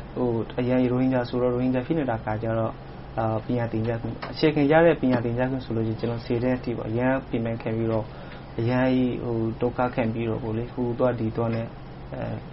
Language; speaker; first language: Burmese; non-native, local second language; Rohingya